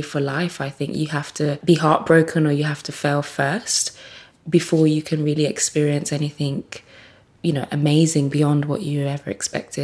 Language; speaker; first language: English; native; English